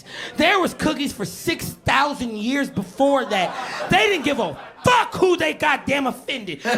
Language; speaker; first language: English; native; English